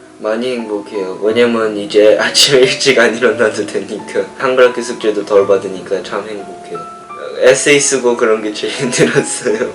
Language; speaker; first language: Korean; early bilingual, heritage; English